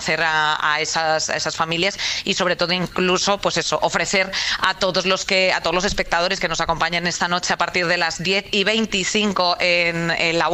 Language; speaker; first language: Spanish; native; Spanish